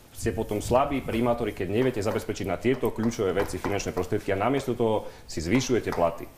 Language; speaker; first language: Slovak; native; Slovak